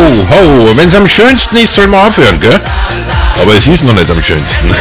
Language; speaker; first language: German; native; German